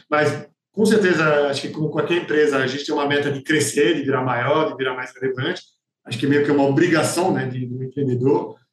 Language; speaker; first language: Portuguese; non-native, fluent; French